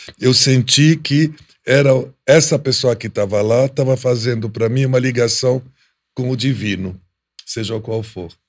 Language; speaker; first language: Portuguese; non-native, fluent; Arabic